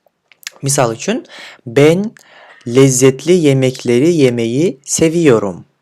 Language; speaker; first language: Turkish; non-native, fluent; Kyrgyz